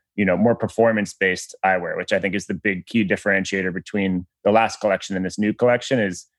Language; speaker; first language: English; native; English